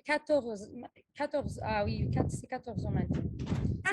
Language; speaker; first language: French; non-native, local second language; Arabic